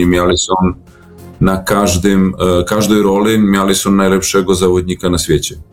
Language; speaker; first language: Polish; non-native, learner; Serbian